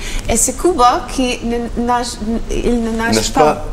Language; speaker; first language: French; non-native, learner; Maltese